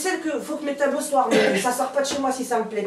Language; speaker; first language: French; native; French